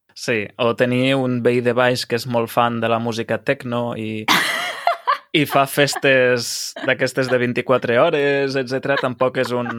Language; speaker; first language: Catalan; native; Catalan